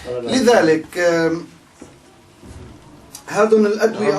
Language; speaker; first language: Arabic; native; Arabic